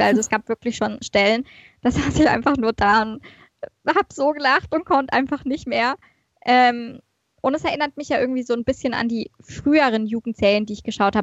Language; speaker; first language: German; native; German